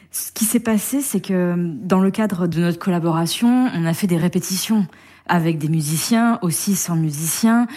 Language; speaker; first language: French; native; French